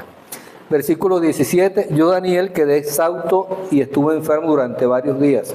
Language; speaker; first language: Spanish; native; Spanish